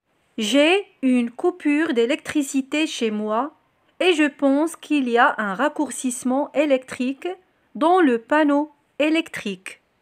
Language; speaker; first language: French; non-native, local second language; Arabic